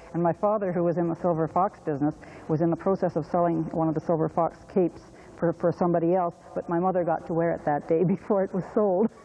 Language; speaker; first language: English; native; English